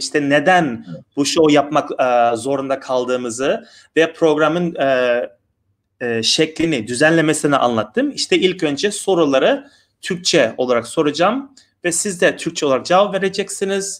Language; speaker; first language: Turkish; non-native, fluent; Uyghur